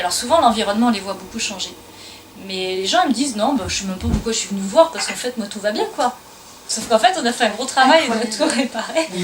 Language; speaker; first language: French; native; French